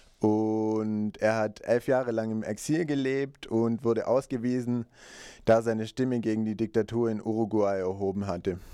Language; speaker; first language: German; native; German